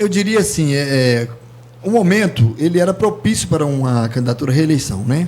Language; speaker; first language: Portuguese; native; Portuguese